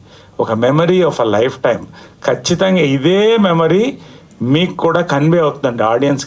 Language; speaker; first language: Telugu; native; Telugu